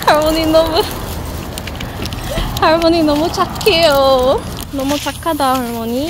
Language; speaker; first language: Korean; non-native, learner; English